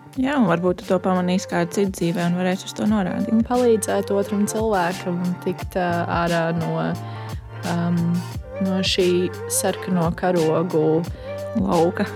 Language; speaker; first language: Latvian; native; Latvian